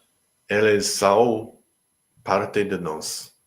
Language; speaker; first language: Portuguese; non-native, learner; English